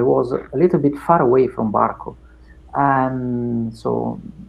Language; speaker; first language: English; non-native, fluent; Italian